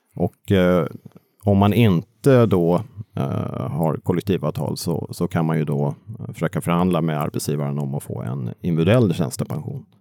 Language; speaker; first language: Swedish; native; Swedish